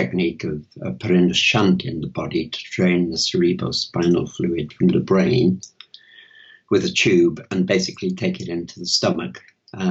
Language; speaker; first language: English; native; English